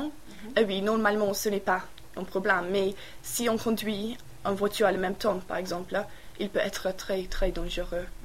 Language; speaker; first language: French; non-native, learner; English